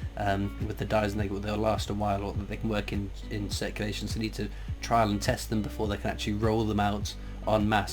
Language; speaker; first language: English; native; English